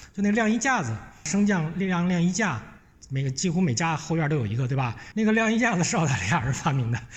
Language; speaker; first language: Chinese; native; Chinese